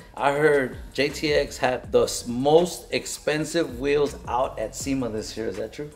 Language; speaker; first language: English; early bilingual, other home language; Spanish